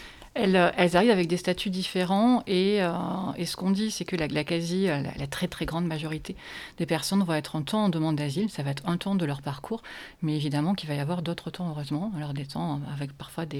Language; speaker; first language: French; native; French